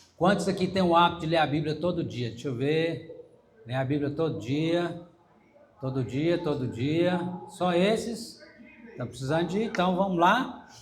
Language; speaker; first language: Portuguese; native; Portuguese